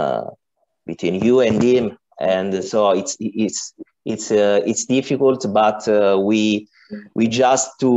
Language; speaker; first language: English; non-native, learner; Italian